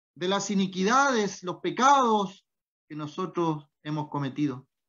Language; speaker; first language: Spanish; native; Spanish